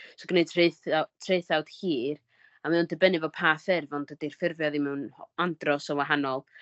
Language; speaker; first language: Welsh; native; Welsh